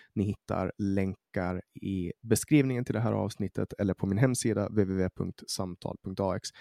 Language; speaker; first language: Swedish; native; Swedish